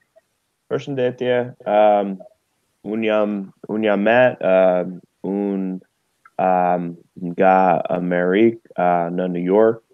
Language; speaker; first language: Albanian; non-native, learner; English